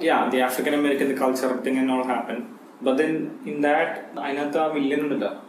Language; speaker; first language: English; non-native, local second language; Malayalam